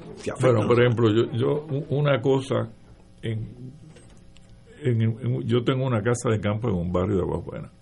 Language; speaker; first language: Spanish; native; Spanish